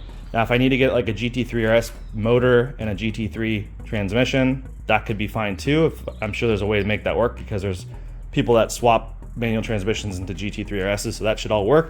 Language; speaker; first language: English; native; English